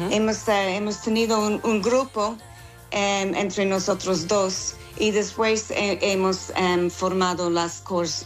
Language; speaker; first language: Spanish; non-native, fluent; English